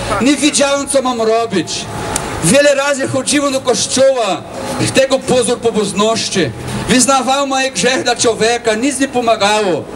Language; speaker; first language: Polish; non-native, learner; Portuguese